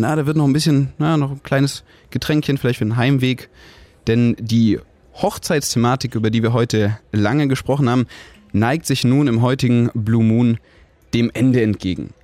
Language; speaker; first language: German; native; German